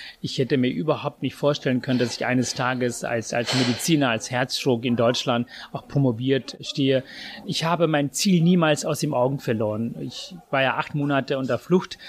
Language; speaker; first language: German; non-native, fluent; Tamil